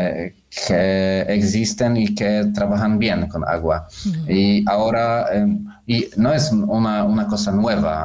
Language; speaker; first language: Spanish; non-native, learner; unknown